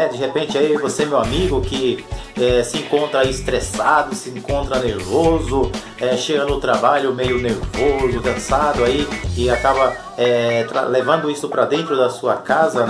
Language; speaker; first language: Portuguese; native; Portuguese